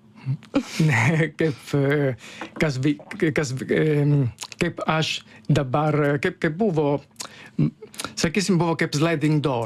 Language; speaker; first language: Lithuanian; non-native, fluent; Italian